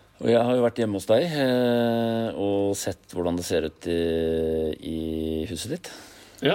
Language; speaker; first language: Norwegian; native; Norwegian